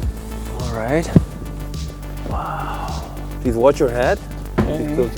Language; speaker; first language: English; non-native, local second language; Mongolian